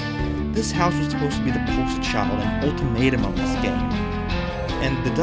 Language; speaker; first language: English; native; English